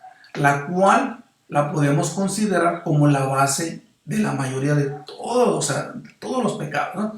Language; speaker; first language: Spanish; native; Spanish